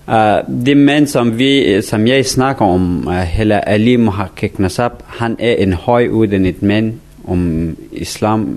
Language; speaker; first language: Danish; non-native, learner; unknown